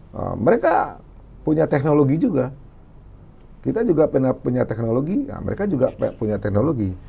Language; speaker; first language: Indonesian; non-native, local second language; Minangkabau